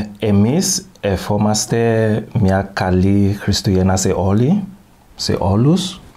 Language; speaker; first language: Greek; non-native, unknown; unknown